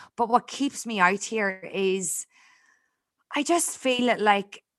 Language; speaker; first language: English; native; English